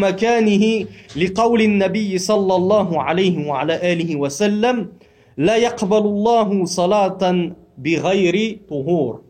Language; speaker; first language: Arabic; non-native, fluent; French